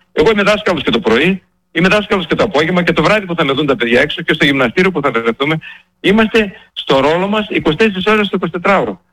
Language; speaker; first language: Greek; native; Greek